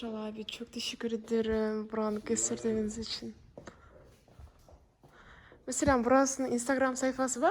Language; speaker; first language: Turkish; non-native, learner; Kazakh